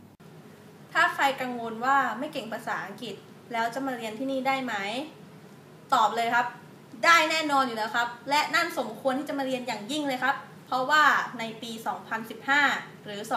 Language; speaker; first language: Thai; native; Thai